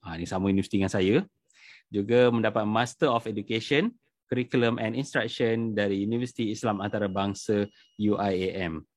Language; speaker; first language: Malay; native; Malay